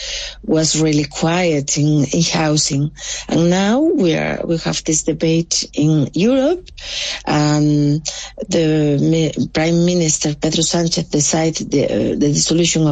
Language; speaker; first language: English; non-native, local second language; Spanish